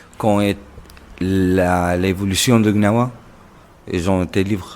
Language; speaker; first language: French; non-native, local second language; Arabic